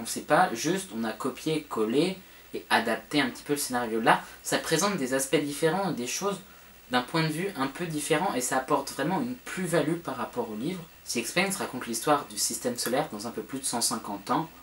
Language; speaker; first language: French; native; French